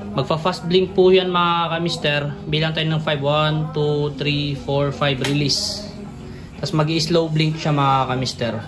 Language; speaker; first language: Filipino; non-native, local second language; Cebuano